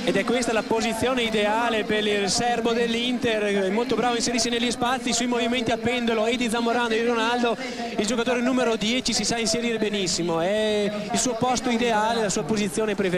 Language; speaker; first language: Italian; native; Italian